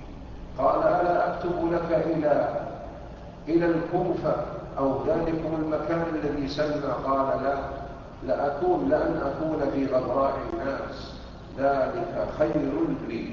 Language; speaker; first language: Arabic; native; Arabic